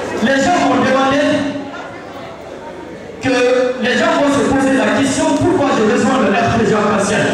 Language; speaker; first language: French; non-native, local second language; Fula